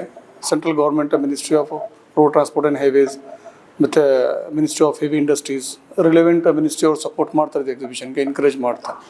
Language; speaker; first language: Kannada; non-native, local second language; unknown